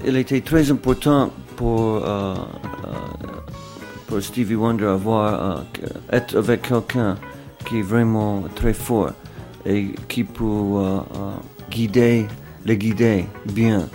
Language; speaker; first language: French; non-native, fluent; English